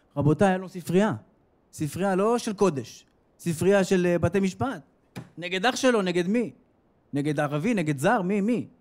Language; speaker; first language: Hebrew; native; Hebrew